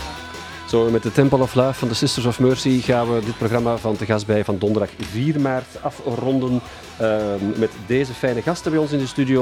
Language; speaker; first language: Dutch; native; Dutch